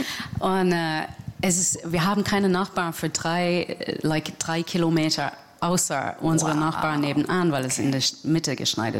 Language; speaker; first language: German; non-native, learner; English